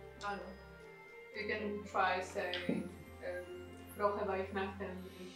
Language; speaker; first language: German; non-native, learner; Polish